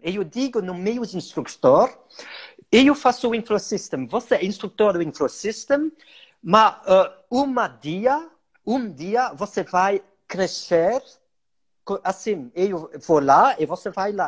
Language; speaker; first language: Portuguese; non-native, learner; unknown